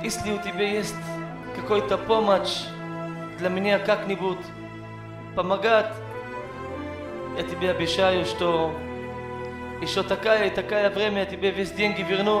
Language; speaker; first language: Russian; non-native, learner; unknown